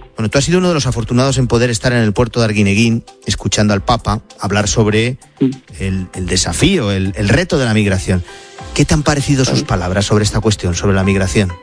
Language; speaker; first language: Spanish; native; Spanish